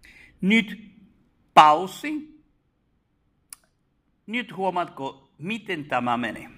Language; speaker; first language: Finnish; non-native, fluent; Spanish